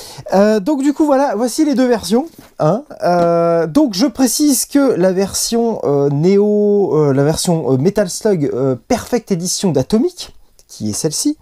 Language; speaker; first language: French; native; French